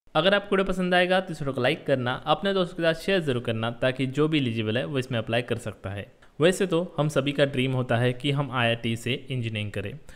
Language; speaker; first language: Hindi; native; Hindi